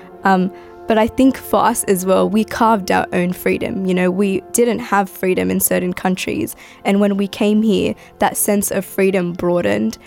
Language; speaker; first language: English; early bilingual, other home language; Arabic